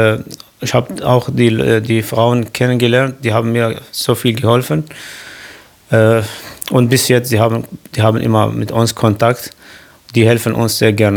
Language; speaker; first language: German; non-native, learner; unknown